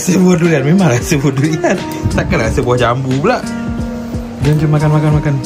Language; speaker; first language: Malay; native; Malay